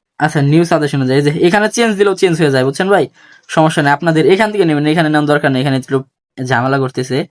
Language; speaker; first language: Bangla; native; Bangla